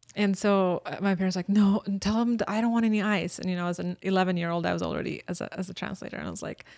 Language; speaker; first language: English; early bilingual, other home language; Bosnian